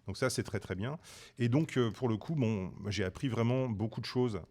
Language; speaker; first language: French; native; French